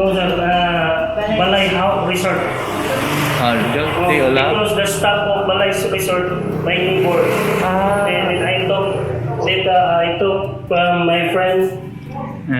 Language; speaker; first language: English; non-native, learner; Cebuano